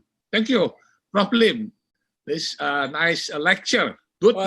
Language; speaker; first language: English; non-native, learner; Indonesian